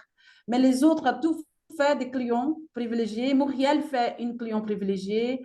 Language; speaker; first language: French; non-native, fluent; Portuguese